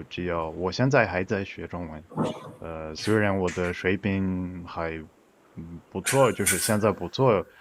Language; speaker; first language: Chinese; non-native, fluent; Portuguese